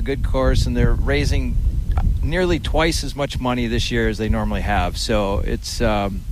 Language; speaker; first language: English; native; English